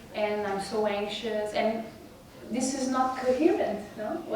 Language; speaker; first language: English; non-native, fluent; Portuguese